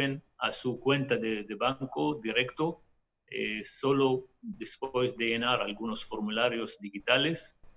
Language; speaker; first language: Spanish; non-native, fluent; Hebrew